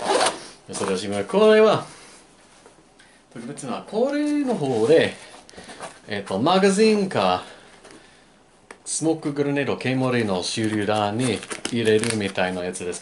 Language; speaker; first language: Japanese; non-native, learner; English